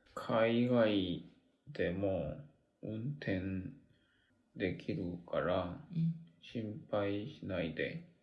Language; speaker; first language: Japanese; non-native, learner; Korean